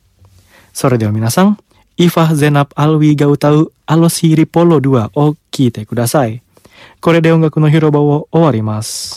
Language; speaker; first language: Japanese; non-native, fluent; Indonesian